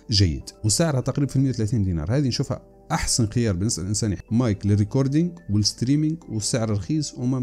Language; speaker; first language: Arabic; native; Arabic